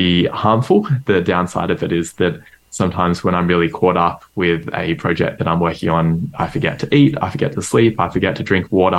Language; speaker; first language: English; native; English